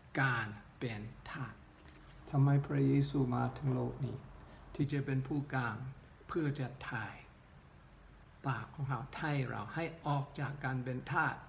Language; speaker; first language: Thai; non-native, local second language; Northeastern Thai